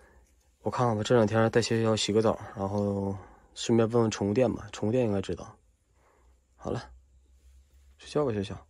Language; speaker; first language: Chinese; native; Chinese